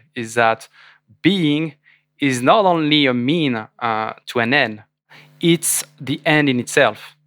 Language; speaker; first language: English; non-native, fluent; French